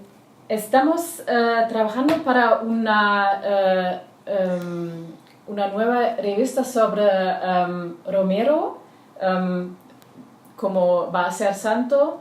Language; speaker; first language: Spanish; non-native, learner; German